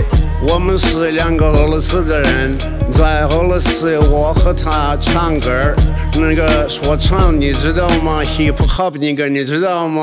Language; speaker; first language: Chinese; non-native, learner; Russian